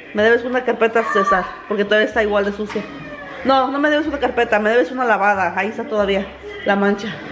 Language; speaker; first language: Spanish; early bilingual, heritage; Spanish